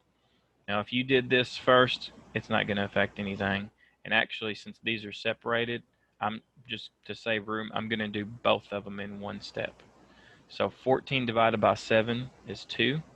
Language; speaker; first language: English; native; English